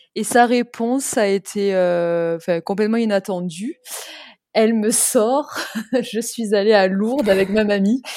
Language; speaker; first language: French; native; French